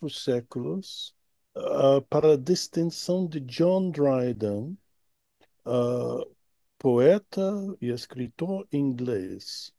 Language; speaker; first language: Portuguese; non-native, fluent; English